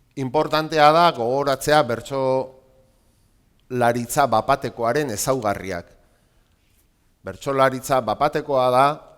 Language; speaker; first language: Basque; native; Basque